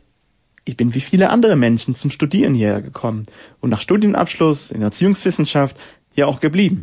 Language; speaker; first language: German; non-native, fluent; Hebrew